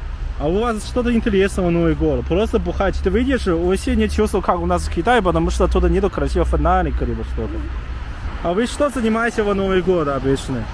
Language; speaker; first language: Russian; non-native, learner; Chinese